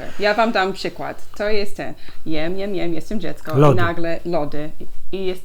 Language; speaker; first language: Polish; non-native, learner; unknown